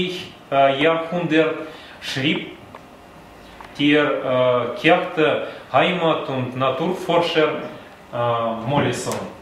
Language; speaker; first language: German; non-native, learner; Russian